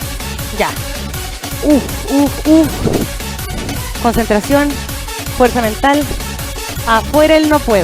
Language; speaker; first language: Spanish; native; Spanish